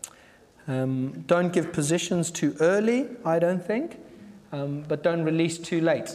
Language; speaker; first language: English; native; English